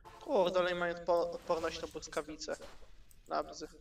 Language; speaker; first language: Polish; native; Polish